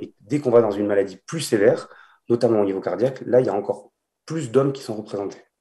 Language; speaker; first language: French; native; French